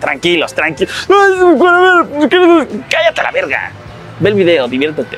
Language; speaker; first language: Spanish; native; Spanish